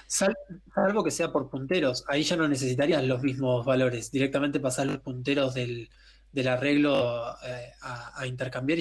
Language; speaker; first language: Spanish; native; Spanish